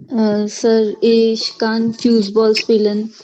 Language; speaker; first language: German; non-native, learner; Hindi